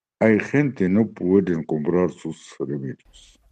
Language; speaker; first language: Spanish; non-native, learner; Arabic